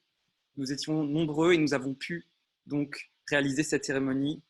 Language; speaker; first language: French; native; French